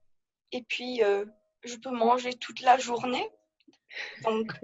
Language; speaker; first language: French; early bilingual, heritage; French